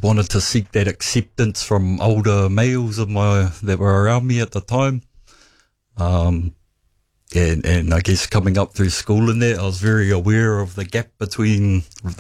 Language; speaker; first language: English; native; English